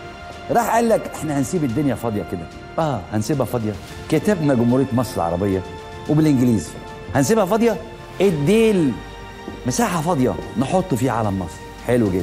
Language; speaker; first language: Arabic; native; Arabic